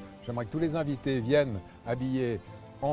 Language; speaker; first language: French; native; French